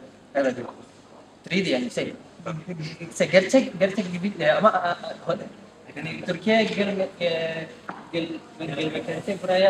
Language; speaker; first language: Turkish; non-native, learner; Indonesian